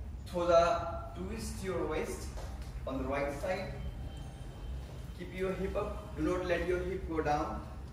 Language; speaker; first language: English; non-native, local second language; Hindi